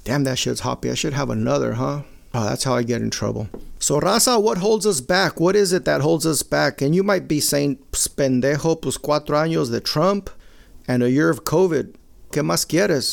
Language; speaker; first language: English; native; English